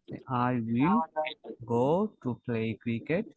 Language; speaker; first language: English; non-native, fluent; Bangla